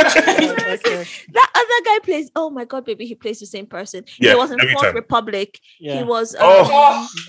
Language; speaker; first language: English; non-native, local second language; Yoruba